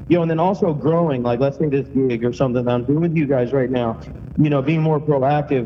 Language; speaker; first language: English; native; English